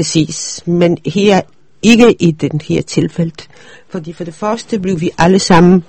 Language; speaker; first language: Danish; early bilingual, other home language; Polish